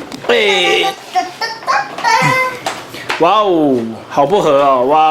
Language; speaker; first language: Chinese; native; Chinese